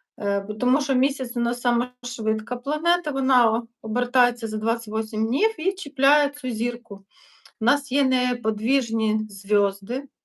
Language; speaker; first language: Ukrainian; non-native, local second language; Russian